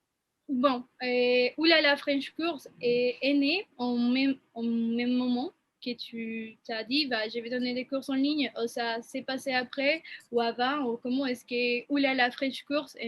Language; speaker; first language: French; non-native, fluent; Spanish